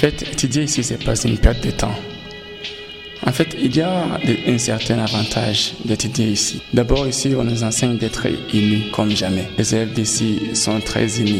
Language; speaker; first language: French; non-native, local second language; Rundi